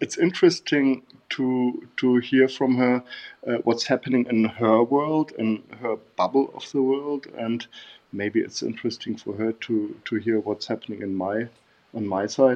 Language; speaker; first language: English; non-native, fluent; German